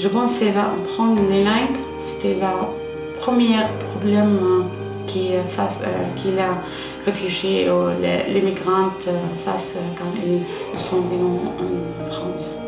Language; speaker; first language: French; non-native, learner; Arabic